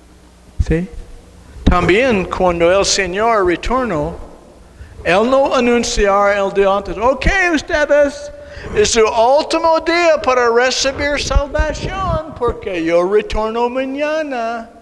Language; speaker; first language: Spanish; non-native, learner; English